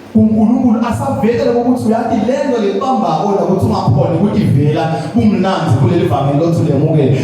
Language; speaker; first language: Zulu; non-native, local second language; Swati